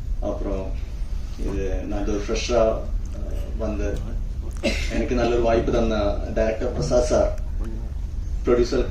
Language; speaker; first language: Tamil; non-native, fluent; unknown